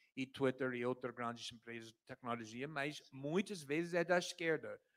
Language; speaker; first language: Portuguese; non-native, fluent; English